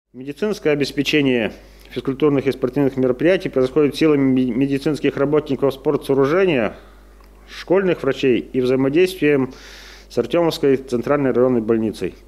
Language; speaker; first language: Russian; native; Russian